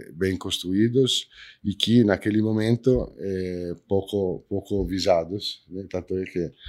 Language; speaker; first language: Portuguese; non-native, fluent; Italian